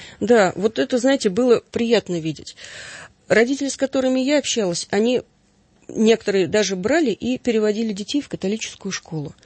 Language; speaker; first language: Russian; native; Russian